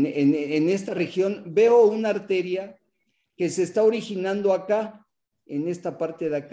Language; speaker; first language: Spanish; native; Spanish